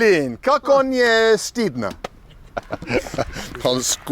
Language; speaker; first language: Russian; non-native, learner; English